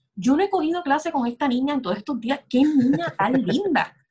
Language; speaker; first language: Spanish; native; Spanish